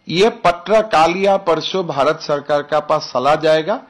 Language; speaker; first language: Hindi; non-native, local second language; Assamese